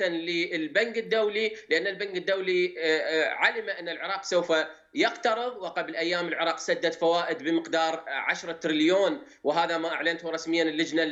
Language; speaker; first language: Arabic; native; Arabic